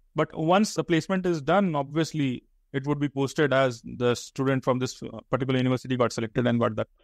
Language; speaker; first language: English; non-native, local second language; Hindi